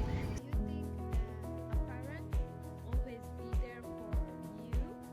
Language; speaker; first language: English; non-native, learner; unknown